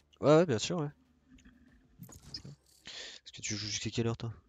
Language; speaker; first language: French; native; French